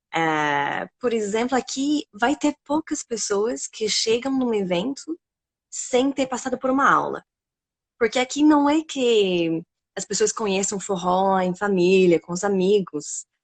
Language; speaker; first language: Portuguese; non-native, fluent; English